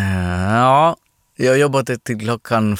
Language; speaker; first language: Swedish; non-native, learner; Greek